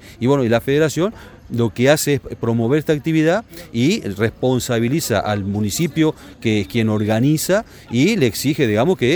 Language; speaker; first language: Spanish; native; Spanish